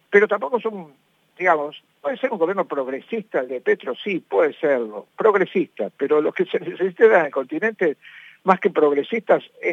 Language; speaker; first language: Spanish; native; Spanish